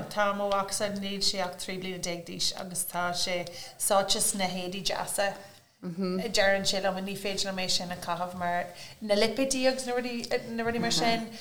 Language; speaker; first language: Irish; non-native, local second language; English